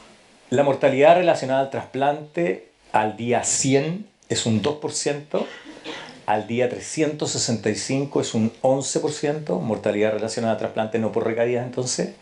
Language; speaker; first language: Spanish; native; Spanish